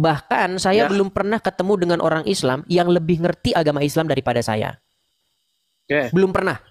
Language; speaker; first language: Indonesian; native; Indonesian